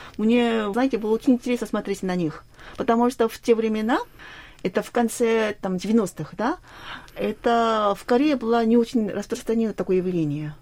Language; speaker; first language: Russian; non-native, fluent; Korean